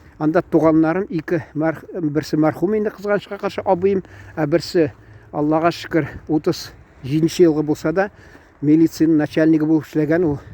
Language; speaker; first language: Tatar; native; Tatar